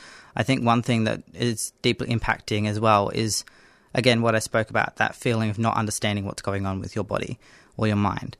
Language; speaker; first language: English; native; English